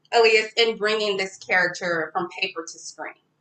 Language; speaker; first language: English; native; English